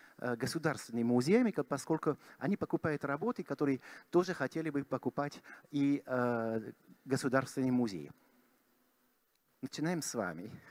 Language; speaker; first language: Russian; non-native, fluent; French